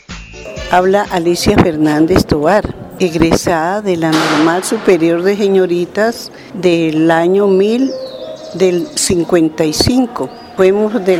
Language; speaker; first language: Spanish; native; Spanish